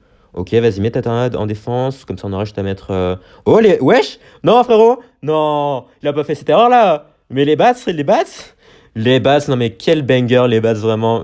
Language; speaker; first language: French; native; French